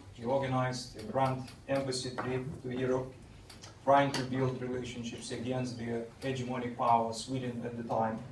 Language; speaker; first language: English; non-native, fluent; Russian